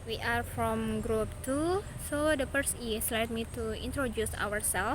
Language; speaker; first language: English; non-native, learner; Indonesian